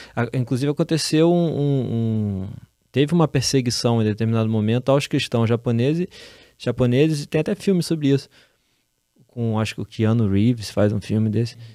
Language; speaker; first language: Portuguese; native; Portuguese